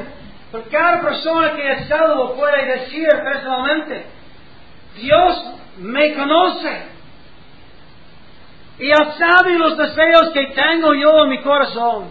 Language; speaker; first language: Spanish; non-native, learner; English